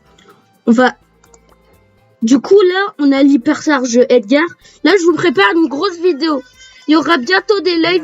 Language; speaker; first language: French; native; French